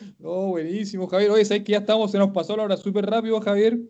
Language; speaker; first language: Spanish; native; Spanish